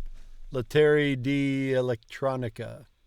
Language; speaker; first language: Italian; non-native, learner; English